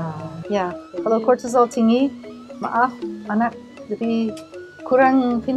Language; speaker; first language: Indonesian; non-native, learner; English